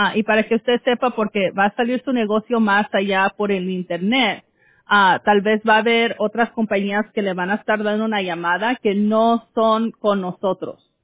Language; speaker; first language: Spanish; early bilingual, heritage; Spanish